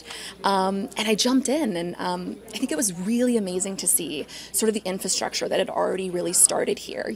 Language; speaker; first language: English; native; English